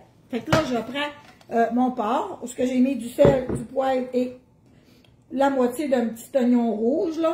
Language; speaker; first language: French; native; French